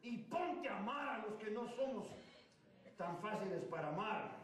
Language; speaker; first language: Spanish; early bilingual, heritage; Spanish